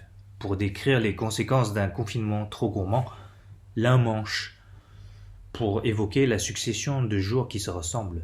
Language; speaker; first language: French; non-native, fluent; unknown